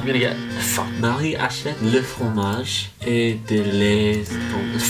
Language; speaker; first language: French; non-native, learner; English